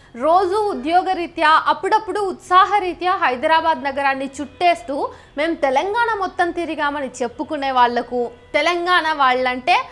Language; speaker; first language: Telugu; native; Telugu